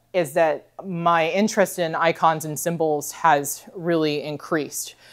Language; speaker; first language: English; native; English